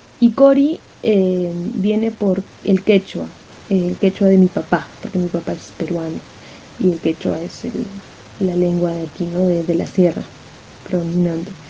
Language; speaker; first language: Spanish; native; Spanish